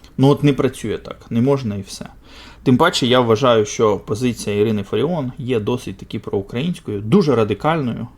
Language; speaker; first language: Ukrainian; non-native, local second language; Russian